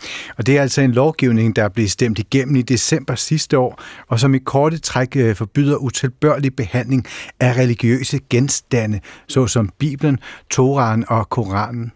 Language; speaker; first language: Danish; native; Danish